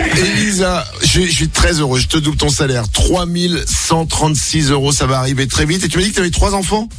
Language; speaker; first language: French; native; French